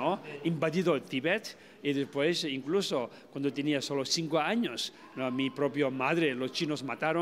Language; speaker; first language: Spanish; non-native, learner; Tibetan